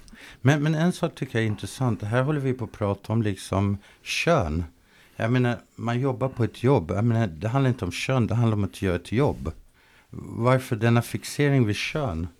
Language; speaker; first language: Swedish; native; Swedish